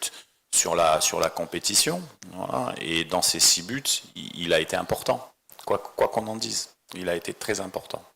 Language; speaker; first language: French; native; French